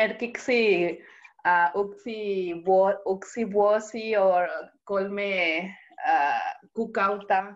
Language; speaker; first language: Finnish; non-native, learner; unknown